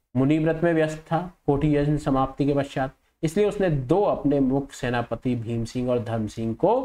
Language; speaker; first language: Hindi; native; Hindi